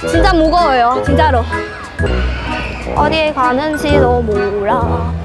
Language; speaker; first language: Korean; non-native, learner; Vietnamese